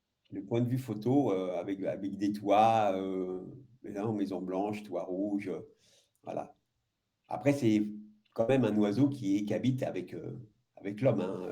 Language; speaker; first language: French; native; French